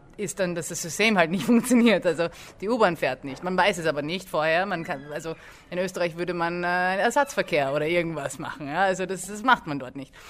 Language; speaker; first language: German; early bilingual, other home language; English